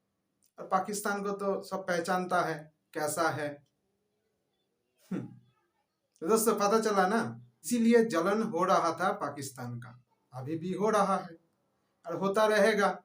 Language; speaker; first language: Hindi; non-native, local second language; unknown